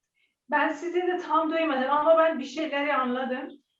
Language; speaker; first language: Turkish; non-native, learner; Persian